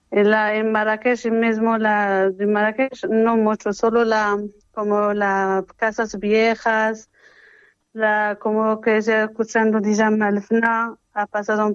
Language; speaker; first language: Spanish; non-native, fluent; Arabic